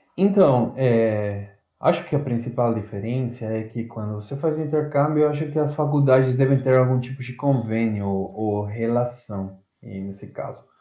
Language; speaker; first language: Portuguese; non-native, fluent; Spanish